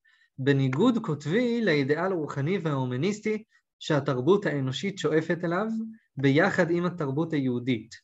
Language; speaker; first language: Hebrew; native; Hebrew